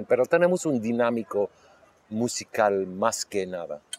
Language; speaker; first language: Spanish; non-native, local second language; English